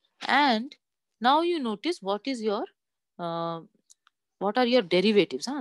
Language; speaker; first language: English; non-native, local second language; Bangla